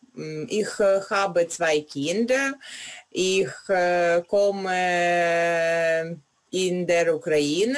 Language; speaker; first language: German; non-native, learner; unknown